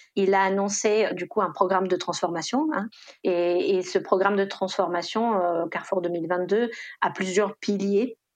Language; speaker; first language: French; non-native, fluent; Spanish